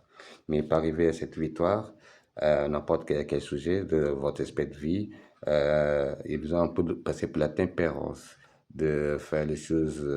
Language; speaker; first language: French; non-native, fluent; Portuguese